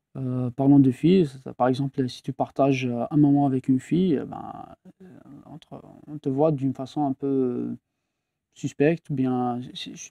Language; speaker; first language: French; non-native, local second language; Kabyle